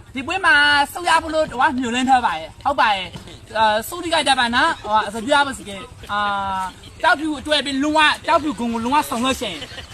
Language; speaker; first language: Burmese; native; Burmese